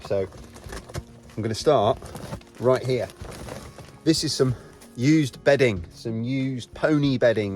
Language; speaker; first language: English; native; English